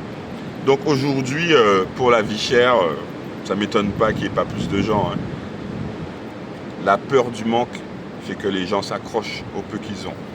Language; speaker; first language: French; native; French